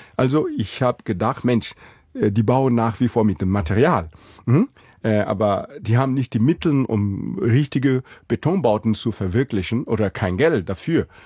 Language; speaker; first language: German; non-native, fluent; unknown